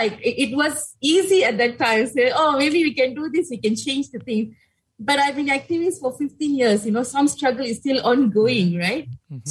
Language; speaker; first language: English; non-native, local second language; Tamil